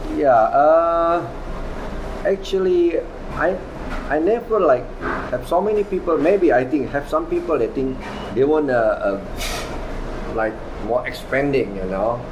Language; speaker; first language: English; non-native, learner; Indonesian